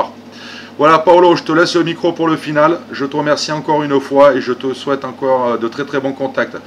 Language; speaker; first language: French; native; French